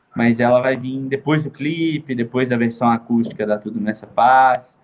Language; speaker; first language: Portuguese; native; Portuguese